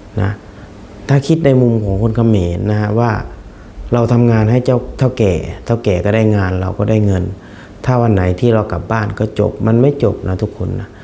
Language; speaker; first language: Thai; non-native, fluent; Khmer